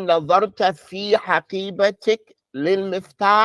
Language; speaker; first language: Arabic; non-native, fluent; English